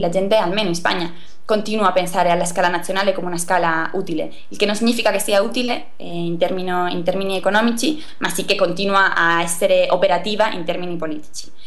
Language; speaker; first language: Italian; non-native, fluent; Spanish